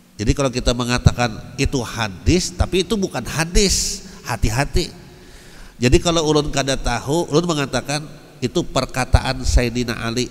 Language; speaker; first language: Indonesian; non-native, local second language; Banjar